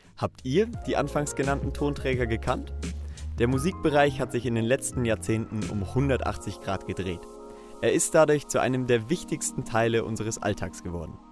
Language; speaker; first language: German; native; German